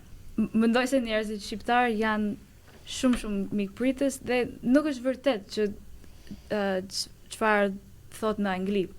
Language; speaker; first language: Albanian; early bilingual, heritage; English